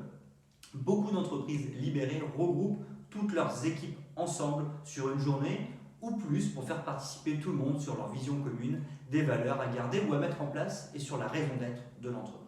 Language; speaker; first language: French; native; French